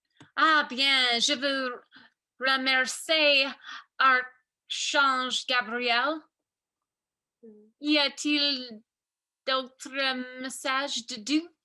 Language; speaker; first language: French; non-native, learner; English